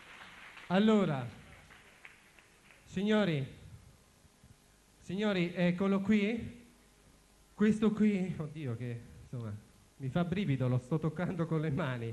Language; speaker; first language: Italian; native; Italian